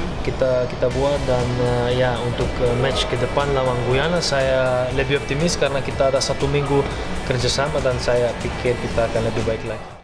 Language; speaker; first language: Indonesian; non-native, fluent; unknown